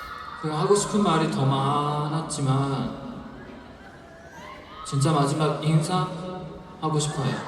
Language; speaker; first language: Korean; non-native, fluent; Chinese